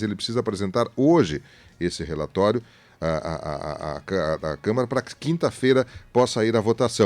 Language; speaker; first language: Portuguese; native; Portuguese